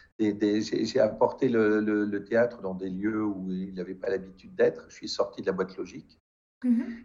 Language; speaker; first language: French; native; French